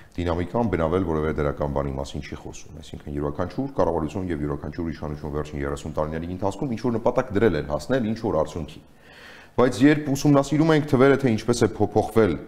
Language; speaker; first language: Armenian; native; Armenian